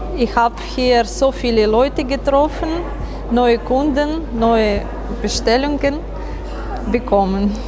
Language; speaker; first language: German; non-native, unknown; Russian